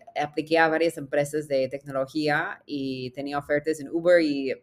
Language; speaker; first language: Spanish; non-native, fluent; English